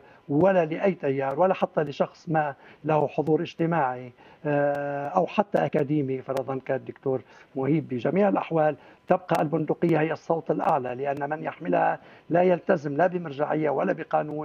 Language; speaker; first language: Arabic; native; Arabic